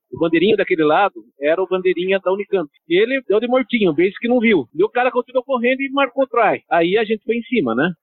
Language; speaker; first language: Portuguese; early bilingual, other home language; Italian